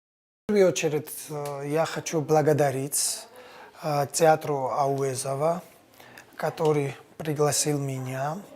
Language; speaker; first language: Russian; non-native, fluent; Georgian